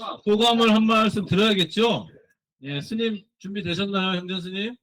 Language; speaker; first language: Korean; native; Korean